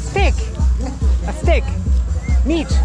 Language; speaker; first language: English; non-native, learner; Japanese